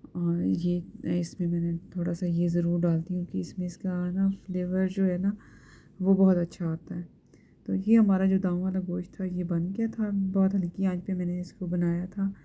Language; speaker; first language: Urdu; native; Urdu